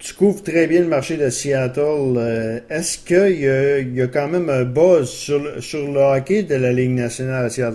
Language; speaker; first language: French; native; French